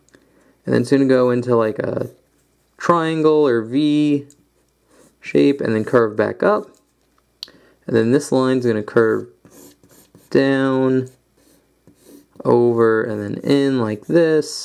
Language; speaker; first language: English; native; English